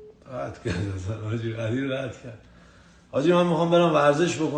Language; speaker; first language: Persian; native; Persian